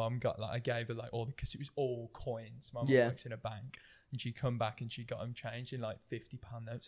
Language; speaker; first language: English; native; English